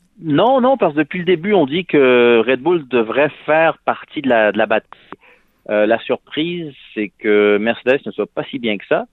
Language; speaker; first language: French; native; French